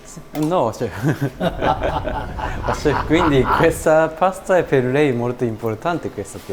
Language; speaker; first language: Italian; non-native, learner; Japanese